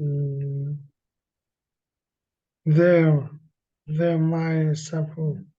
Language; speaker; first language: English; non-native, learner; Vietnamese